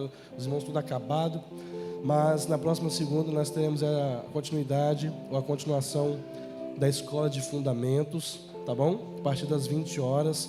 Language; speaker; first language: Portuguese; native; Portuguese